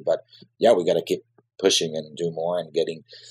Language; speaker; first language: English; non-native, fluent; Hebrew